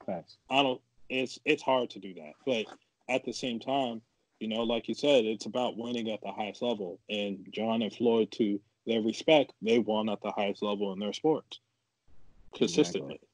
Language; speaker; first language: English; native; English